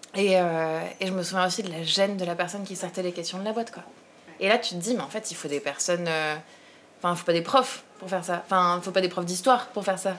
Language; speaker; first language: French; native; French